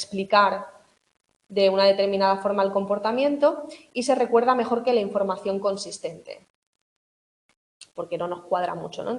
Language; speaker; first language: Spanish; native; Spanish